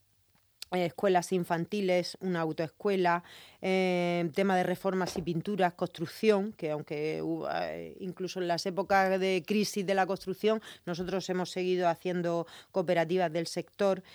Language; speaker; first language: Spanish; native; Spanish